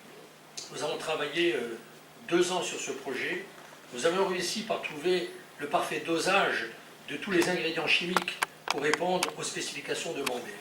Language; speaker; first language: French; native; French